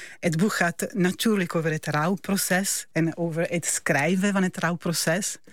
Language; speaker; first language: Dutch; non-native, fluent; Italian